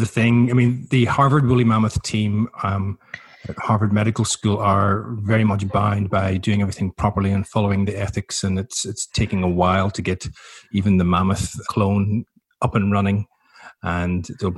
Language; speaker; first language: English; native; English